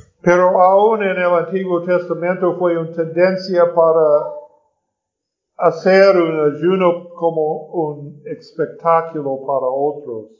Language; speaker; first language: Spanish; non-native, learner; English